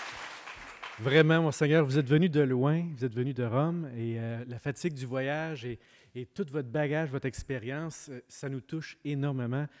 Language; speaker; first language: French; native; French